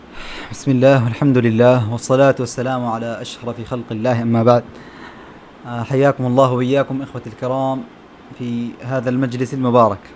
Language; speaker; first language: Arabic; non-native, fluent; Bangla